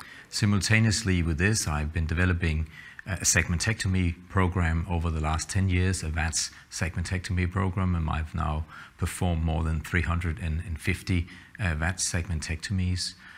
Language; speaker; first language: English; non-native, fluent; Danish